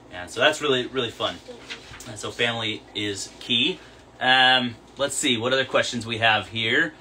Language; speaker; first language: English; native; English